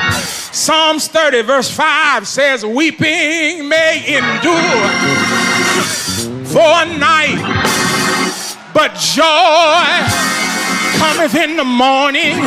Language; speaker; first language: English; native; English